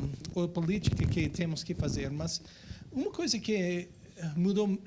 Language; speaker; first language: Portuguese; non-native, fluent; English